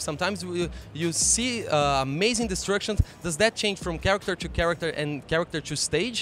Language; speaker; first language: English; non-native, fluent; Portuguese